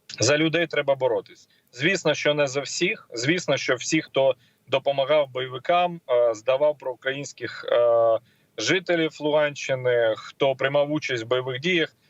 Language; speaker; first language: Ukrainian; non-native, local second language; Russian